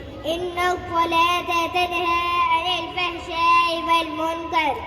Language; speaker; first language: Arabic; non-native, learner; Urdu